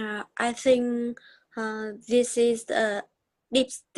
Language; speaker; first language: English; non-native, learner; Vietnamese